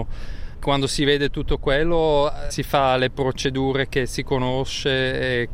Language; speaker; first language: Italian; non-native, local second language; German